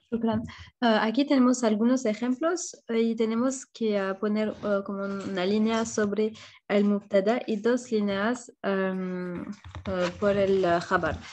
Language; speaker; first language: Spanish; non-native, fluent; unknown